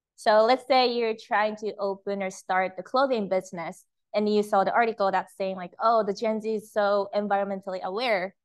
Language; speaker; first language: English; early bilingual, other home language; Japanese